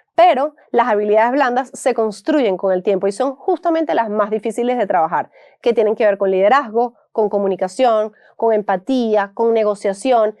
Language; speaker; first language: Spanish; native; Spanish